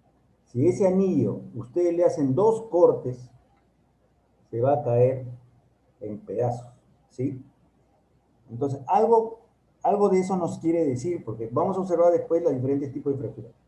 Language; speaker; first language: Spanish; native; Spanish